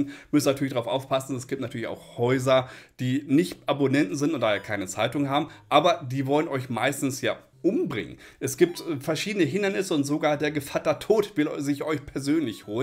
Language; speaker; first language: German; native; German